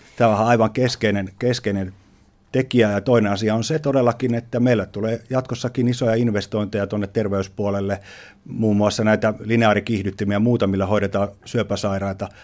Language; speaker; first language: Finnish; native; Finnish